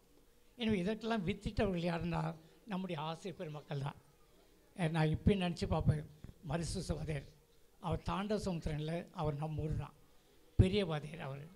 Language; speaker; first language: Tamil; native; Tamil